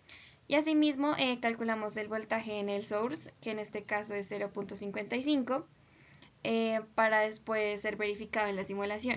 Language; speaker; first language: Spanish; native; Spanish